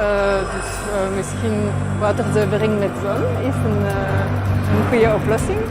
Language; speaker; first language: Dutch; non-native, local second language; French